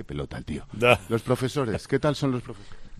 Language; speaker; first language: Spanish; native; Spanish